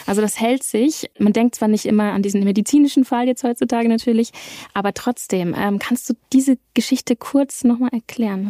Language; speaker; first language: German; native; German